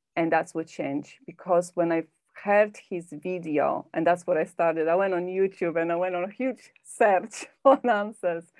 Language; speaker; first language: English; non-native, fluent; Polish